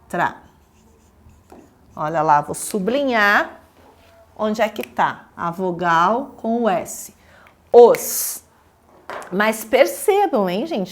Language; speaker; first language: Portuguese; native; Portuguese